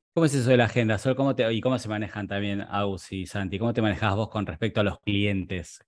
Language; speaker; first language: Spanish; native; Spanish